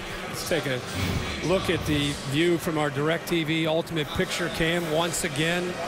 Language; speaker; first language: English; native; English